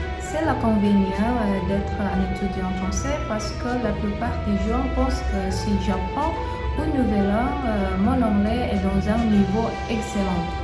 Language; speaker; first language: French; non-native, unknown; Indonesian